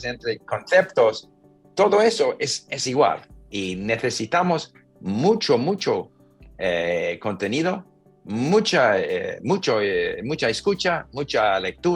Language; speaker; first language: Spanish; non-native, fluent; English